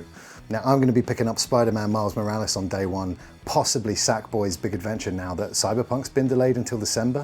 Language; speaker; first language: English; native; English